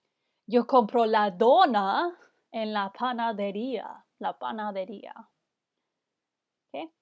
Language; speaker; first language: Spanish; non-native, fluent; English